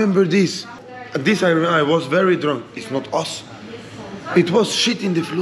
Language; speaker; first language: English; non-native, fluent; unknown